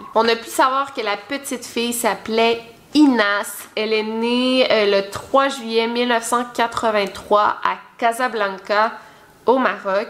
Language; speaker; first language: French; native; French